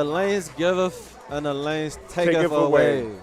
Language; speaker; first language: English; native; English